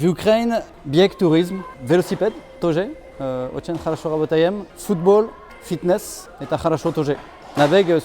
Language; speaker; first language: Russian; non-native, learner; French